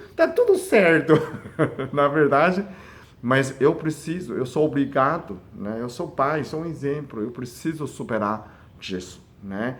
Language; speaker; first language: Portuguese; non-native, fluent; Chinese